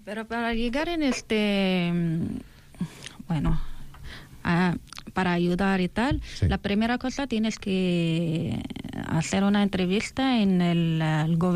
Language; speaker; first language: Spanish; non-native, learner; Arabic